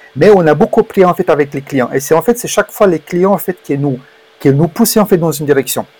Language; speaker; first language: French; non-native, fluent; Romanian